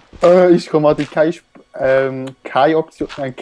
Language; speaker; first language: German; native; German